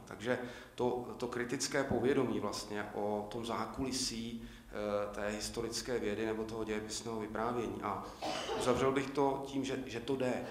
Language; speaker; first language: Czech; native; Czech